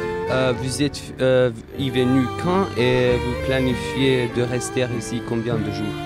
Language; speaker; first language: French; non-native, learner; Bosnian